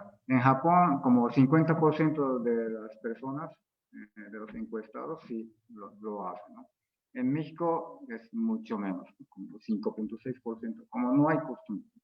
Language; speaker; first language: Spanish; non-native, fluent; Japanese